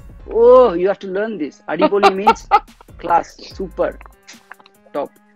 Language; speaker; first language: English; non-native, local second language; Tamil